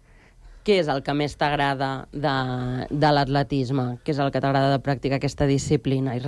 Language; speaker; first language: Catalan; native; Catalan